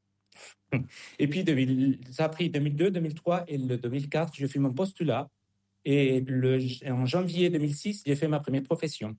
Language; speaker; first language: French; non-native, fluent; Spanish